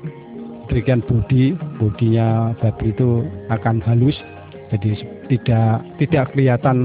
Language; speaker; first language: Indonesian; non-native, local second language; Javanese